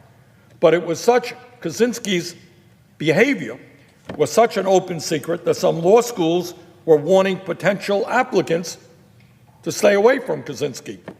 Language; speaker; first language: English; native; English